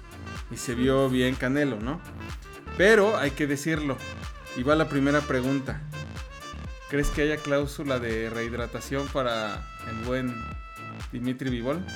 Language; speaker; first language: Spanish; native; Spanish